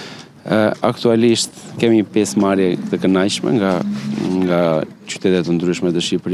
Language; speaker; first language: Albanian; native; Albanian